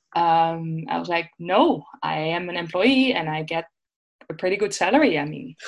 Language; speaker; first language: English; non-native, fluent; Dutch